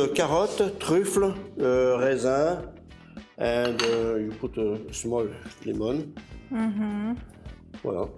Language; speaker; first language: English; non-native, learner; French